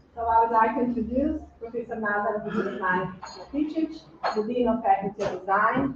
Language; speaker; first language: English; non-native, fluent; Slovenian